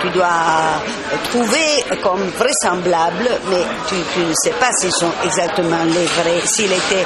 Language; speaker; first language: French; non-native, fluent; Italian